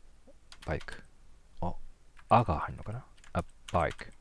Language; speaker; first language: Japanese; native; Japanese